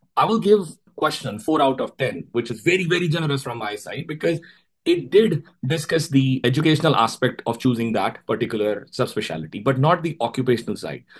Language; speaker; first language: English; non-native, local second language; Urdu